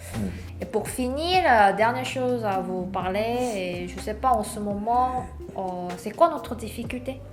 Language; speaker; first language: French; non-native, learner; Korean